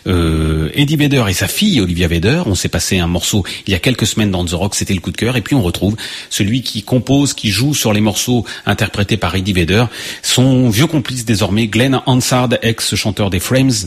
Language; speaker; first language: French; native; French